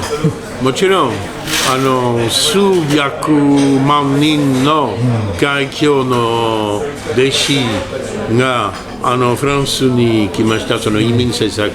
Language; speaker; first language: Japanese; non-native, learner; French